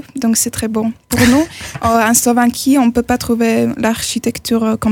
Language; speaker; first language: French; non-native, learner; Slovak